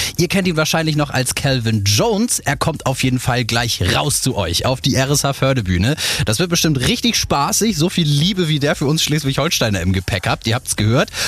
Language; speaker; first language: German; native; German